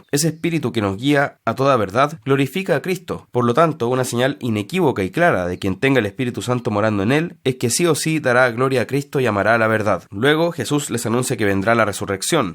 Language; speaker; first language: Spanish; native; Spanish